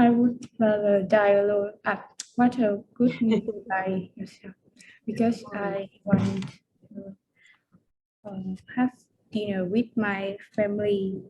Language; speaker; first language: English; non-native, learner; Vietnamese